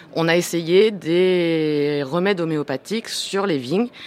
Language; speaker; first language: French; non-native, fluent; English